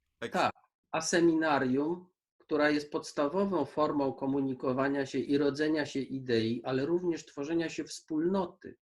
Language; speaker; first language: Polish; native; Polish